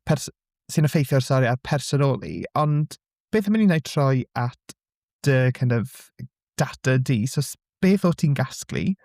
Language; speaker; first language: Welsh; native; Welsh